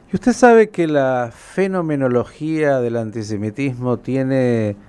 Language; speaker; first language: Spanish; native; Spanish